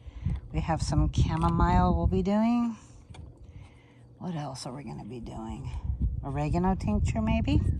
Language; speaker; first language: English; native; English